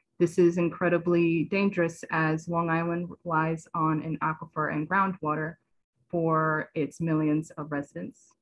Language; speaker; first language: English; native; English